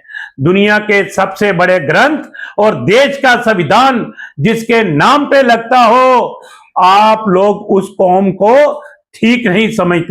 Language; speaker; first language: Hindi; non-native, local second language; Punjabi